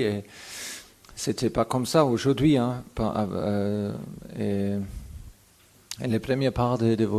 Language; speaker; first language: French; non-native, fluent; German